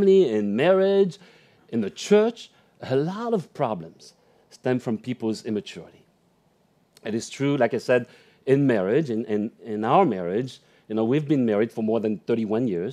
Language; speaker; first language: English; non-native, fluent; French